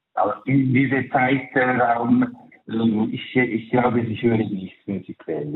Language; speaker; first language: German; early bilingual, heritage; Italian